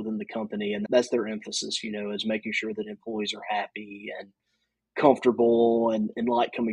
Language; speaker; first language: English; native; English